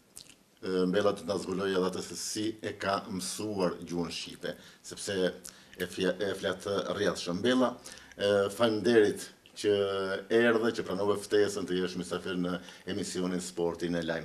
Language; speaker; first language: Albanian; native; Albanian